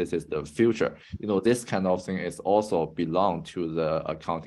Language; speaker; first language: English; non-native, fluent; Chinese